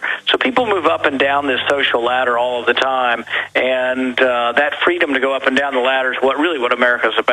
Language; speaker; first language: English; native; English